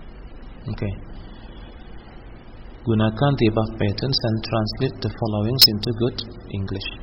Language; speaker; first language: English; non-native, local second language; Indonesian